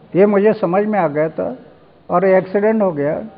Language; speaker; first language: Hindi; non-native, local second language; Marathi